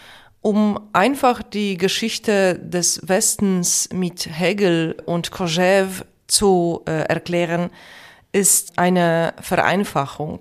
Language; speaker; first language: German; non-native, fluent; Polish